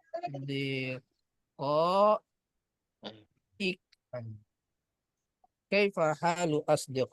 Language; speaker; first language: Arabic; non-native, fluent; Indonesian